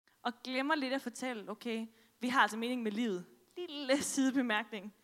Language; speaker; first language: Danish; native; Danish